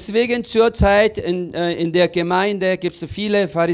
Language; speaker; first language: German; non-native, learner; Korean